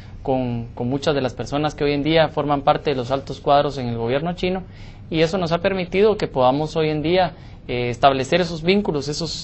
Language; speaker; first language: Spanish; native; Spanish